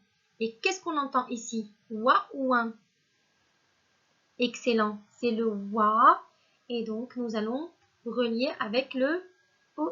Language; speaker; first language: French; non-native, local second language; Arabic